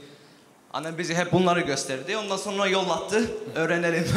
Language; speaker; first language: Turkish; early bilingual, heritage; English